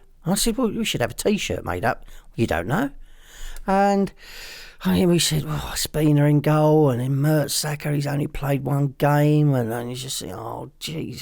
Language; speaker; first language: English; native; English